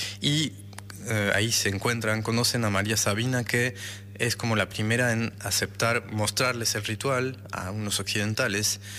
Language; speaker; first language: Spanish; non-native, fluent; French